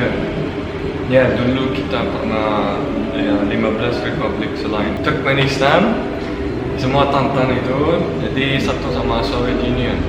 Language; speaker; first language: Indonesian; non-native, fluent; Turkmen